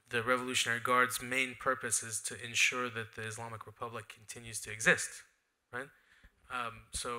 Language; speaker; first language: English; native; English